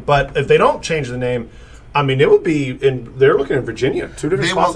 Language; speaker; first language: English; native; English